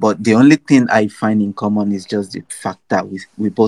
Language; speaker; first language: English; non-native, local second language; Yoruba